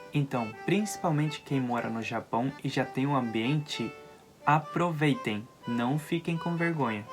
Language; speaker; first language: Portuguese; non-native, fluent; Japanese